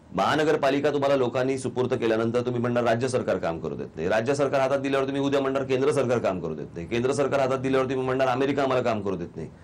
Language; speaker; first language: Marathi; native; Marathi